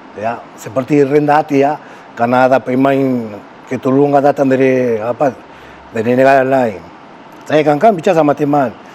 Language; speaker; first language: Indonesian; non-native, fluent; Spanish